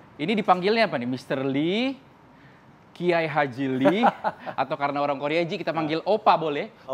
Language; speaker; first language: Indonesian; native; Indonesian